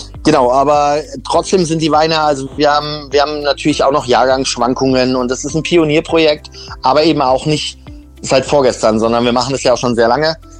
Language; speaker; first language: German; native; German